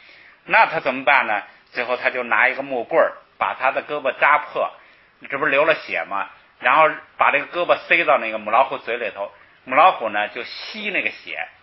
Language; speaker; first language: Chinese; native; Chinese